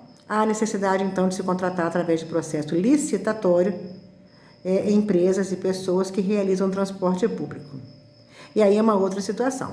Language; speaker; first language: Portuguese; native; Portuguese